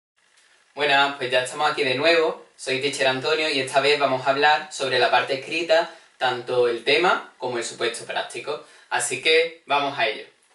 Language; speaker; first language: Spanish; native; Spanish